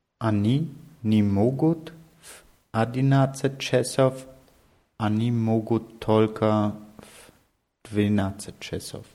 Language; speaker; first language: Russian; non-native, learner; German